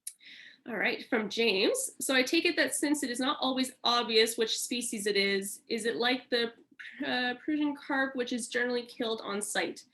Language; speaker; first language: English; native; English